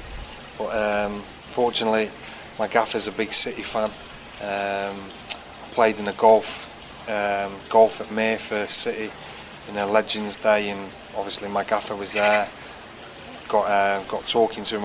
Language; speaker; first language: English; native; English